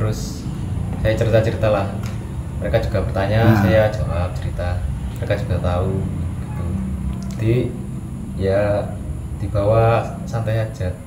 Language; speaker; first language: Indonesian; non-native, local second language; Javanese